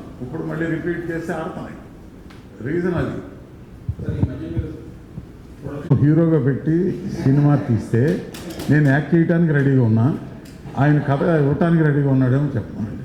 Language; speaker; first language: Telugu; native; Telugu